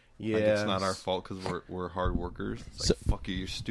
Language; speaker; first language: English; native; English